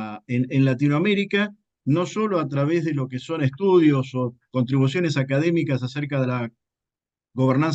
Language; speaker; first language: Spanish; native; Spanish